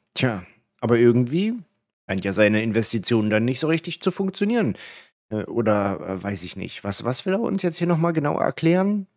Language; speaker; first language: German; native; German